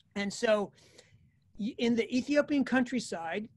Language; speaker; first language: English; native; English